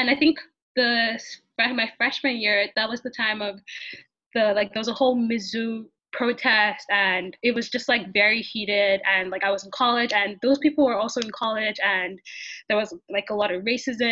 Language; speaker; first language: English; non-native, local second language; Yoruba